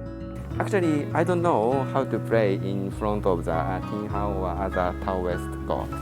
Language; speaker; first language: English; non-native, learner; Japanese